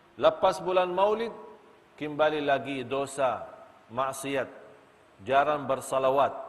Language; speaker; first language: Malay; non-native, fluent; Arabic